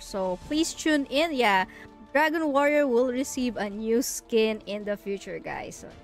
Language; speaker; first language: English; non-native, local second language; Filipino